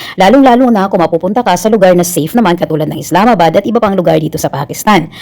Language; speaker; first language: Filipino; native; Filipino